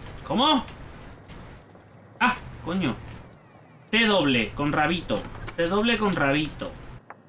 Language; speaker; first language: Spanish; native; Spanish